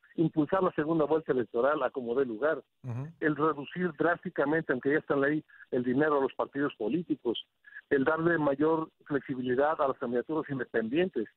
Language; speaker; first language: Spanish; native; Spanish